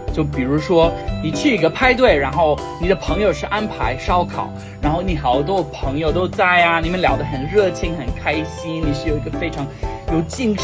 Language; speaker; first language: Chinese; non-native, fluent; English